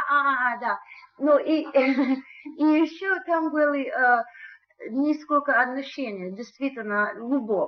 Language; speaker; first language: Russian; non-native, learner; English